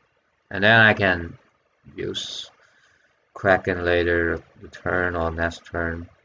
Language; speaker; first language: English; non-native, fluent; Chinese